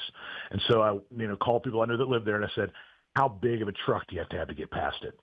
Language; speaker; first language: English; native; English